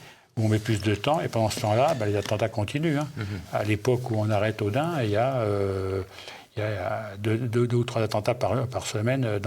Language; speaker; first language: French; native; French